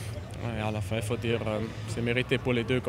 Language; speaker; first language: French; non-native, learner; German